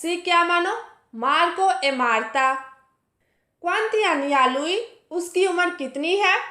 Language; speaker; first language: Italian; non-native, fluent; Urdu